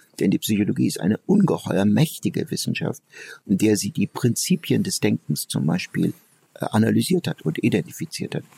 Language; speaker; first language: German; early bilingual, other home language; Turkish